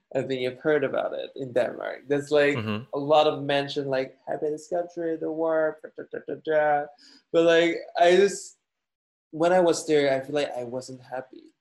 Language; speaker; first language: English; non-native, fluent; Chinese